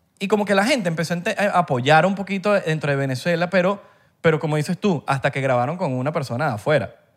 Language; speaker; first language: Spanish; early bilingual, heritage; Spanish